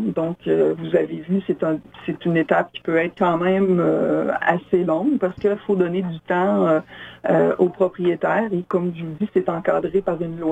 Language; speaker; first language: French; native; French